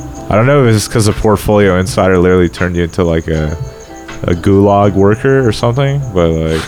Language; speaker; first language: English; early bilingual, other home language; Polish